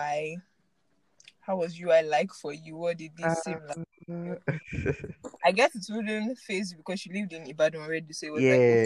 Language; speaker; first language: English; non-native, local second language; Yoruba